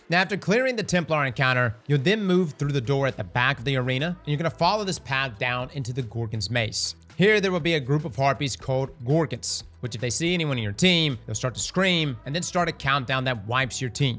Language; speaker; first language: English; native; English